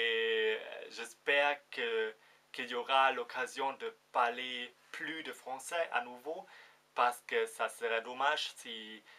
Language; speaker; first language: French; non-native, fluent; German